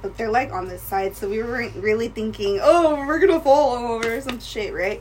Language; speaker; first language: English; early bilingual, other home language; Spanish